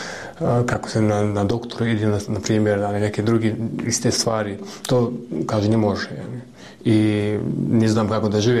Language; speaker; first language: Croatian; non-native, learner; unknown